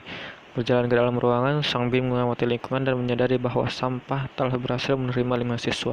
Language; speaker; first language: Indonesian; native; Indonesian